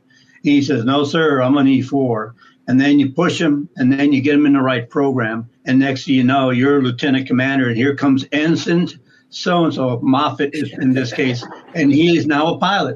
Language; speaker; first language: English; native; English